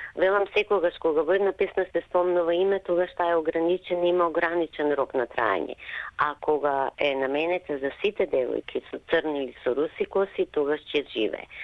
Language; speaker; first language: Macedonian; native; Macedonian